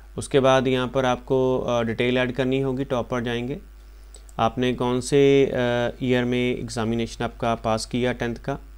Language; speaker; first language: Hindi; non-native, local second language; Punjabi